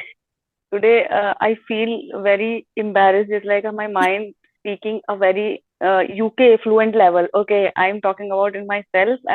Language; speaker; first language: English; non-native, learner; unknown